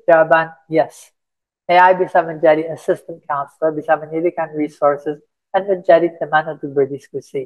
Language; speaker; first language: Indonesian; non-native, fluent; English